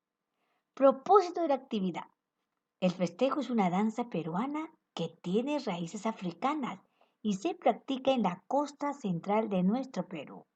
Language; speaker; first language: Spanish; native; Spanish